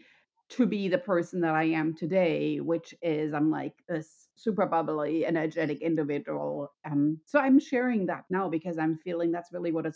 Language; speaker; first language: English; non-native, fluent; German